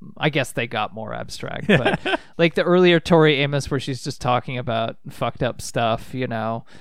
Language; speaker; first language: English; native; English